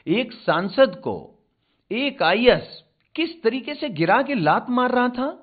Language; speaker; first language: Hindi; native; Hindi